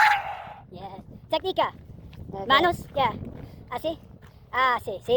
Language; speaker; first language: Spanish; non-native, learner; English